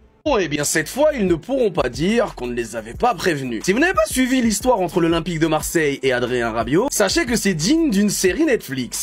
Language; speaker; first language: French; native; French